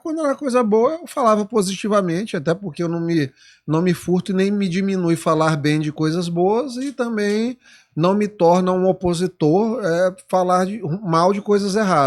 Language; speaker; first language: Portuguese; native; Portuguese